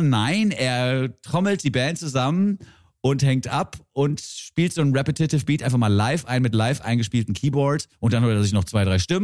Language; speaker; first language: German; native; German